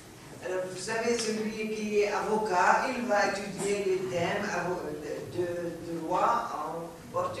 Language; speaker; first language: French; non-native, fluent; Arabic